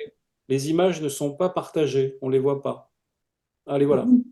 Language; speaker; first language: French; native; French